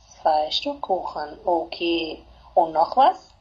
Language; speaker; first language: German; non-native, fluent; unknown